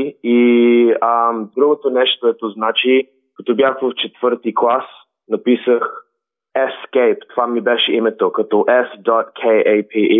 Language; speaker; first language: Bulgarian; early bilingual, heritage; Bulgarian